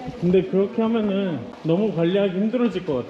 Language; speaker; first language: Korean; native; Korean